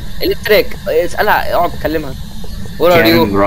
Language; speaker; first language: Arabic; native; Arabic